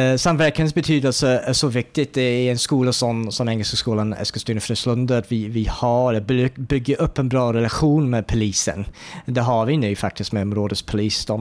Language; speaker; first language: Swedish; non-native, fluent; English